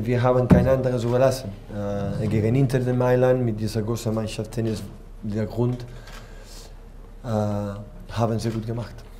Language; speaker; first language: German; non-native, learner; Spanish